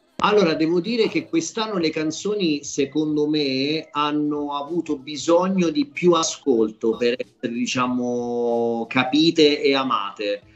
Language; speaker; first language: Italian; native; Italian